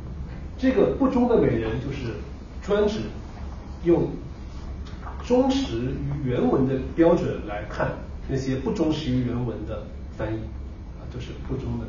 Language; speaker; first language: Chinese; native; Chinese